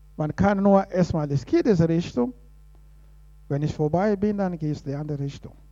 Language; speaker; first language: German; non-native, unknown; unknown